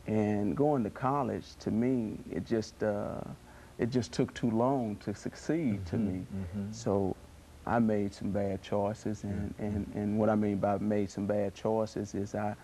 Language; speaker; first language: English; native; English